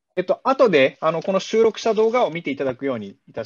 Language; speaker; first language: Japanese; native; Japanese